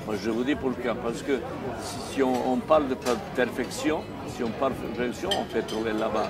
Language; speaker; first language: French; non-native, fluent; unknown